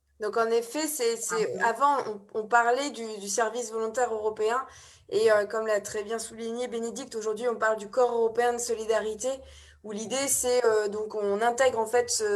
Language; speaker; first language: French; native; French